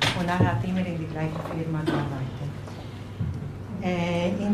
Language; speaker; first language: German; non-native, learner; Spanish